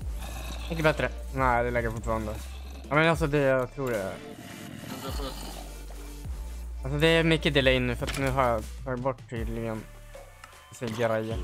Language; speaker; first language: Swedish; native; Swedish